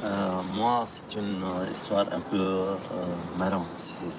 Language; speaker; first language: French; non-native, local second language; Arabic